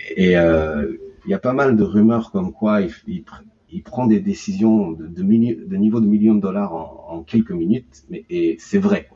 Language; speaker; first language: French; early bilingual, heritage; Japanese